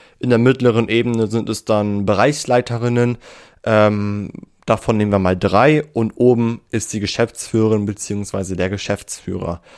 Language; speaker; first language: German; native; German